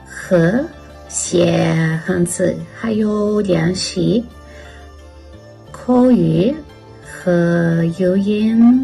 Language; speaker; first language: Chinese; non-native, learner; Portuguese